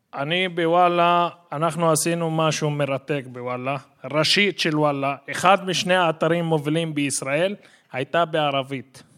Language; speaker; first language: Hebrew; non-native, local second language; Arabic